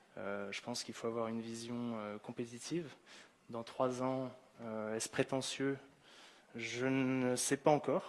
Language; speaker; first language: French; native; French